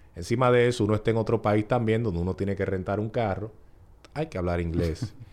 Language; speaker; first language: Spanish; native; Spanish